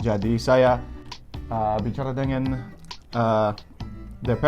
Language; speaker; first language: Indonesian; non-native, learner; English